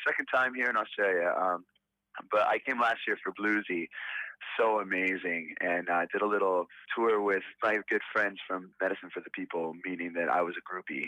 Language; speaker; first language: English; native; English